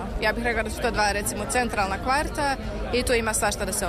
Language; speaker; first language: Serbian; native; Serbian